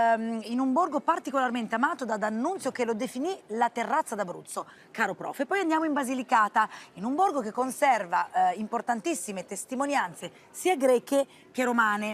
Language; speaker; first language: Italian; native; Italian